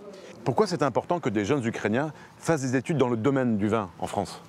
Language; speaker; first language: French; native; French